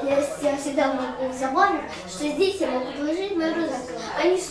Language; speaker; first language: Russian; early bilingual, heritage; Russian